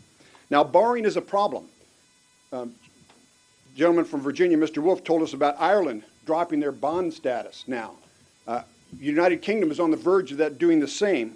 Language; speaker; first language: English; native; English